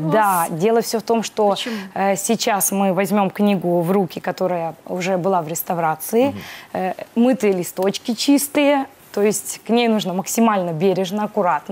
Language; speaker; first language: Russian; native; Russian